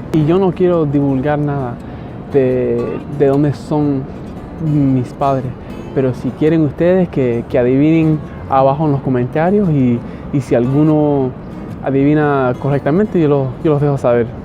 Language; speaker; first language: Spanish; early bilingual, heritage; Spanish